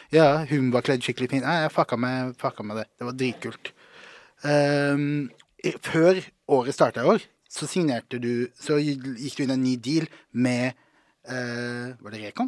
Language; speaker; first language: Norwegian; native; Norwegian